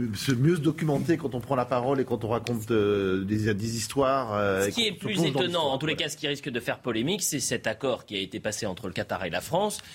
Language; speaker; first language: French; non-native, fluent; English